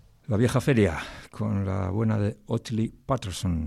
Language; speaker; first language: Spanish; native; Spanish